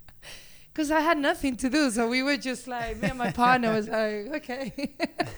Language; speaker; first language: English; non-native, fluent; Spanish